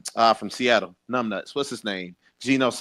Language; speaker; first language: English; native; English